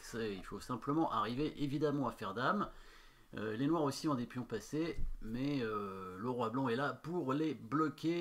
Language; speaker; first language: French; native; French